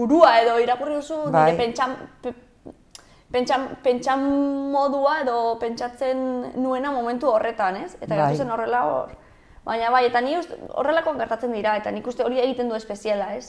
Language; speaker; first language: Basque; native; Basque